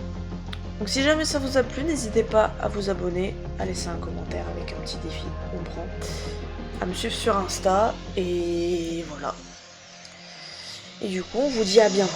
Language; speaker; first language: French; native; French